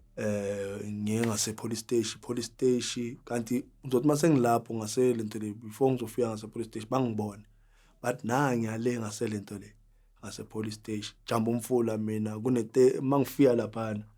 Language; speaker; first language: Zulu; native; Zulu